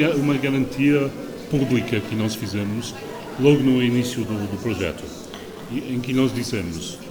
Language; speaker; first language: Portuguese; non-native, fluent; English